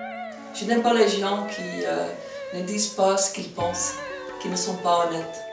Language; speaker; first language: French; non-native, fluent; Dutch